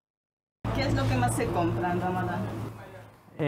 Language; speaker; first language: Spanish; native; Spanish